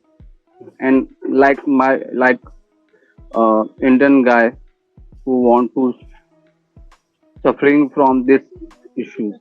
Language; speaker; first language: English; non-native, learner; Hindi